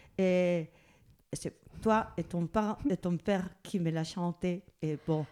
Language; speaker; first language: French; non-native, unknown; Spanish